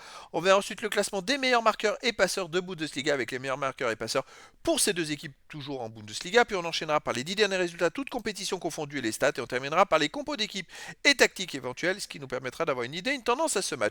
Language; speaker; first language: French; native; French